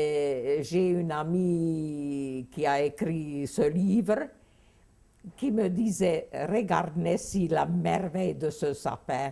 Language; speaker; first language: French; non-native, fluent; Hungarian